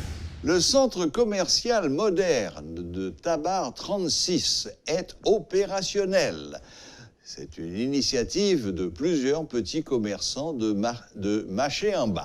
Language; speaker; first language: French; non-native, local second language; Haitian Creole